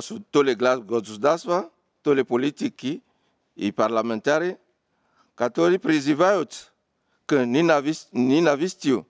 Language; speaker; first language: Russian; non-native, fluent; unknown